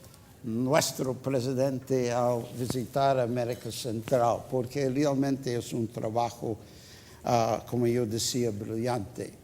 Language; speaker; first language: Spanish; non-native, fluent; English